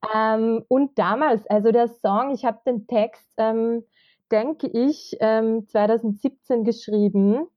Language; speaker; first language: German; native; German